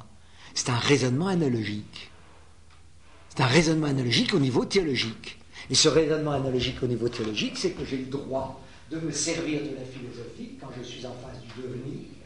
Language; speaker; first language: French; native; French